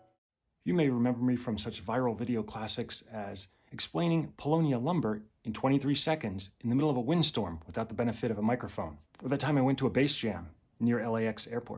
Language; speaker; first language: English; native; English